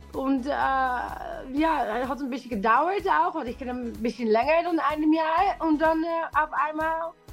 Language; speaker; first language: German; non-native, learner; Dutch